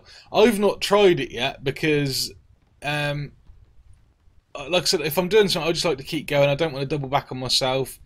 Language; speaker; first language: English; native; English